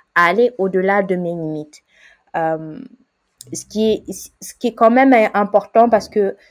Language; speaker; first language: French; non-native, local second language; Wolof